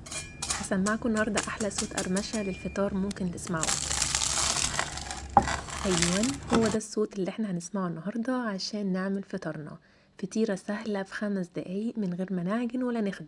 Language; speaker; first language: Arabic; native; Arabic